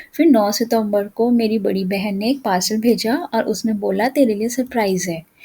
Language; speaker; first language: Hindi; native; Hindi